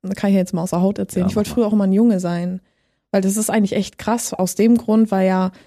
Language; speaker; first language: German; native; German